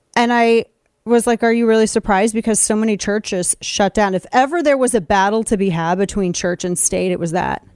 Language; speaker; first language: English; native; English